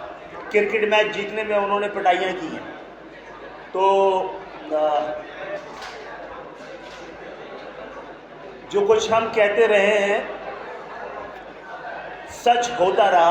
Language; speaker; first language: Urdu; native; Urdu